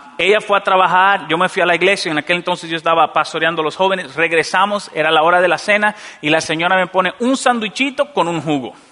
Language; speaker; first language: Spanish; native; Spanish